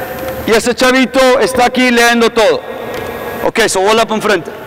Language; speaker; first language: Spanish; early bilingual, heritage; English